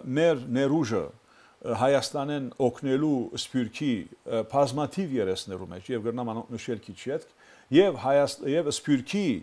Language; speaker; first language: Armenian; early bilingual, heritage; Armenian